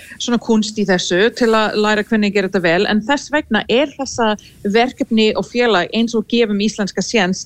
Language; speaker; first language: Icelandic; non-native, fluent; English